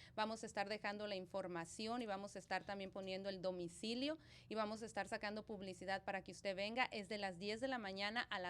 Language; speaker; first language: Spanish; early bilingual, other home language; English